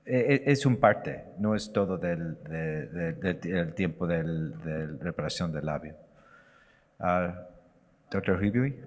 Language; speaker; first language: Spanish; non-native, learner; English